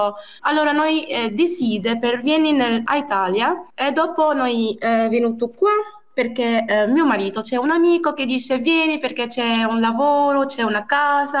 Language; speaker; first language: Italian; non-native, learner; Arabic